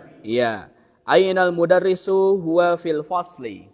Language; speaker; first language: Arabic; non-native, learner; Indonesian